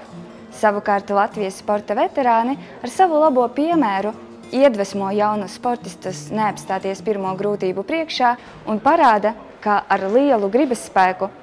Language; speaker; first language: Latvian; native; Latvian